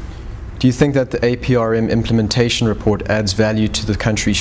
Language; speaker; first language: English; native; English